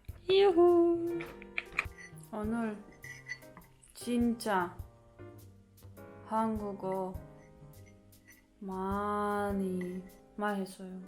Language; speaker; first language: Korean; non-native, learner; Spanish